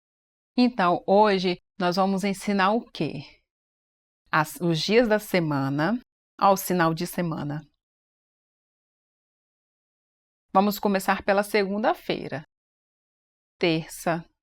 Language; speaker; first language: Portuguese; native; Portuguese